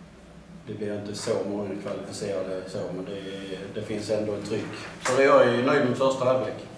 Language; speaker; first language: Swedish; native; Swedish